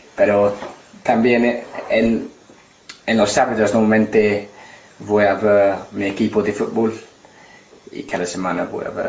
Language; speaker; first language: Spanish; non-native, learner; English